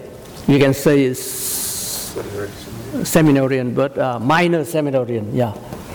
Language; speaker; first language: English; non-native, learner; Vietnamese